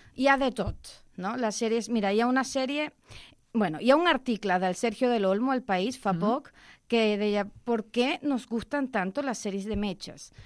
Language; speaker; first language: Catalan; non-native, local second language; Spanish